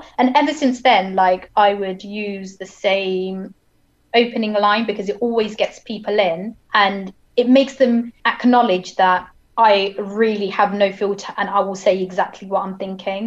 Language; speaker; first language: English; native; English